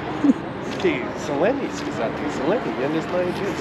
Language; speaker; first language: Ukrainian; non-native, learner; English